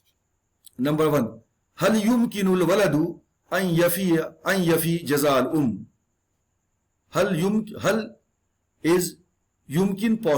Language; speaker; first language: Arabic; non-native, fluent; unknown